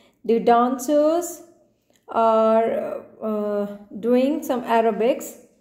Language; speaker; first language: English; non-native, local second language; Punjabi